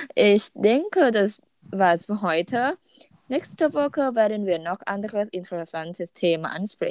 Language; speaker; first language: German; non-native, learner; Thai